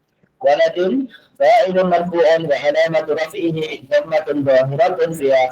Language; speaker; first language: Arabic; non-native, learner; Indonesian